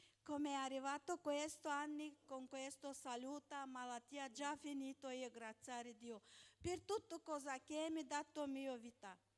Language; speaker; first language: Italian; non-native, learner; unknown